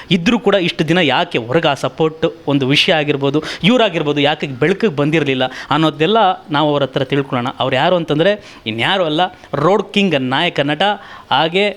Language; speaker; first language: Kannada; native; Kannada